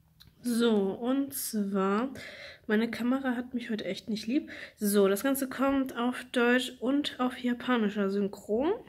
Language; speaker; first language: German; native; German